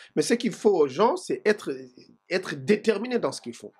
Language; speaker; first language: French; non-native, local second language; Fula